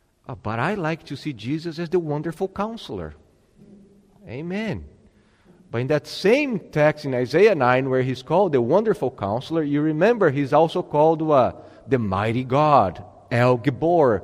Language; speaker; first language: English; non-native, fluent; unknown